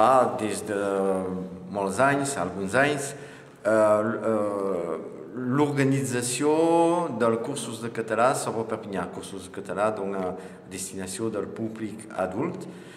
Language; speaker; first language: Catalan; non-native, local second language; French